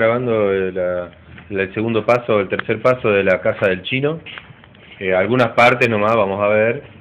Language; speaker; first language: Spanish; native; Spanish